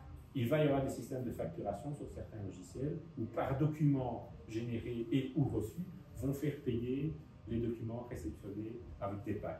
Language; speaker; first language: French; native; French